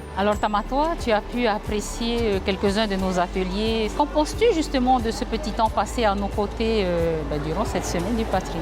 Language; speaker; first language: French; native; French